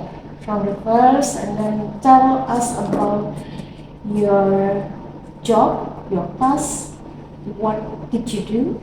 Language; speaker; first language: English; non-native, fluent; Indonesian